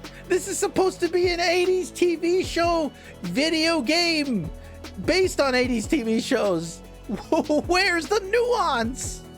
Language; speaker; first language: English; native; English